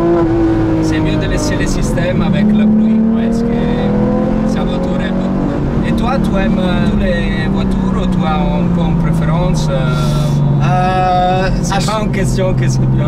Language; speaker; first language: French; non-native, learner; Italian